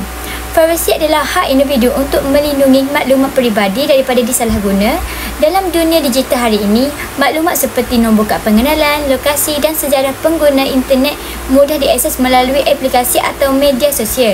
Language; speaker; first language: Malay; native; Malay